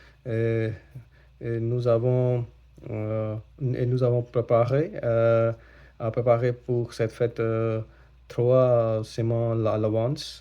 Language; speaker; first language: French; non-native, learner; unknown